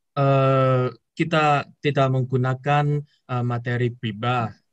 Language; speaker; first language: Indonesian; non-native, learner; Chinese